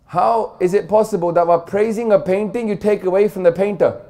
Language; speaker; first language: Punjabi; early bilingual, heritage; Punjabi